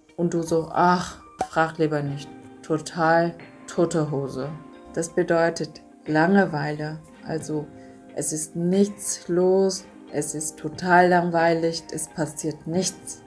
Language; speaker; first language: German; non-native, fluent; Vietnamese